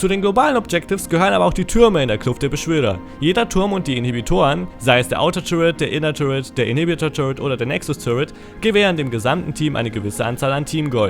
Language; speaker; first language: German; native; German